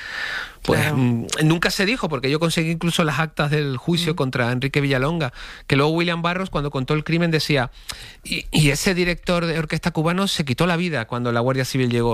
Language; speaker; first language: Spanish; native; Spanish